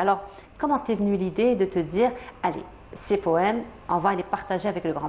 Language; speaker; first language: French; native; French